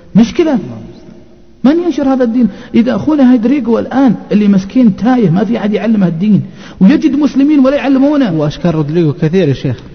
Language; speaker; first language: Arabic; native; Arabic